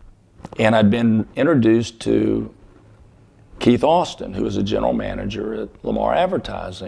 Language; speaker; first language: English; native; English